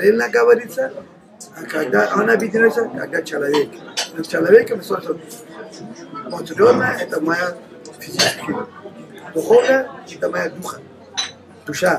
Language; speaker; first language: Russian; non-native, learner; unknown